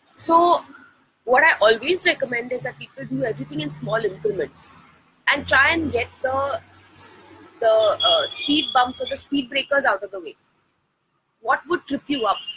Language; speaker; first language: English; non-native, local second language; Hindi